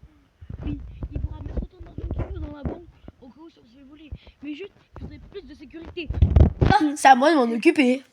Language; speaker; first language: French; native; French